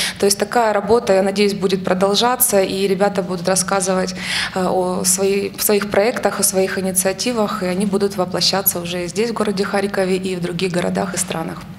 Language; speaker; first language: Russian; native; Russian